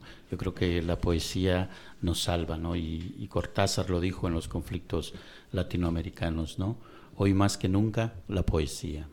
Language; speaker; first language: Spanish; native; Spanish